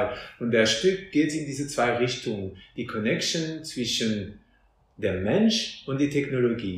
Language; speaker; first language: German; non-native, fluent; French